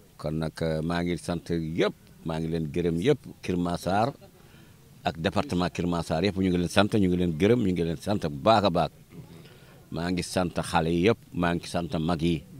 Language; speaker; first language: Wolof; non-native, local second language; Fula